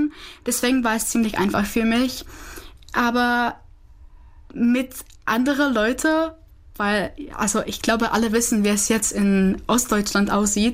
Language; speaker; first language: German; non-native, fluent; Czech